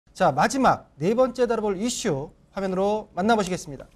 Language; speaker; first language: Korean; native; Korean